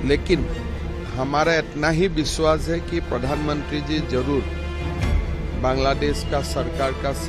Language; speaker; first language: Hindi; non-native, local second language; Assamese